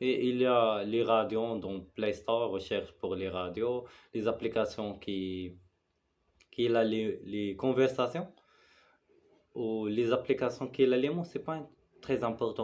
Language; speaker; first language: French; non-native, learner; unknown